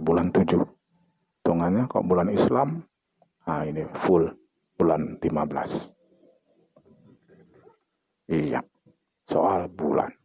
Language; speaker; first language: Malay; non-native, local second language; Achinese